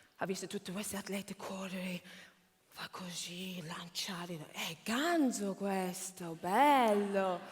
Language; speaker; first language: Italian; non-native, fluent; English